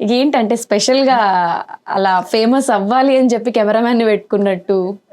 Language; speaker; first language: Telugu; native; Telugu